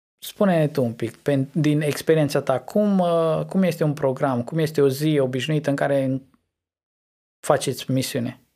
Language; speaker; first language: Romanian; early bilingual, heritage; Romanian